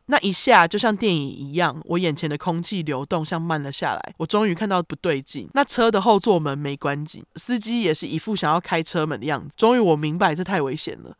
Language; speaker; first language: Chinese; native; Chinese